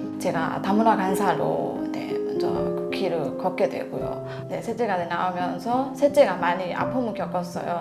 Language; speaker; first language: Korean; non-native, learner; Burmese